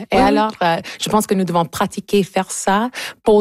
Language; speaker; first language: French; non-native, local second language; English